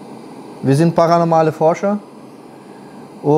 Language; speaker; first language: German; native; German